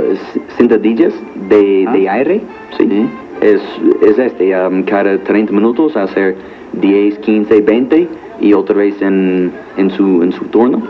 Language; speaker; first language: Spanish; non-native, learner; English